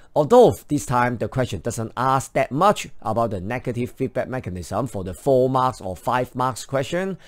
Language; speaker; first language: English; non-native, local second language; Cantonese